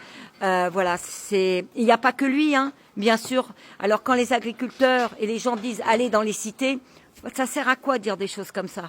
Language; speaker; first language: French; native; French